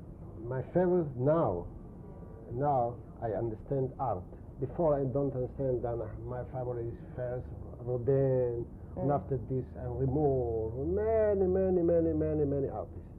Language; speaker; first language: English; non-native, learner; Spanish